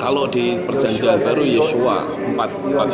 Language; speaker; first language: Indonesian; native; Indonesian